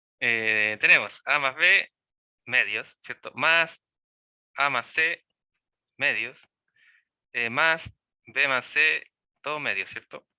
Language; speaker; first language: Spanish; native; Spanish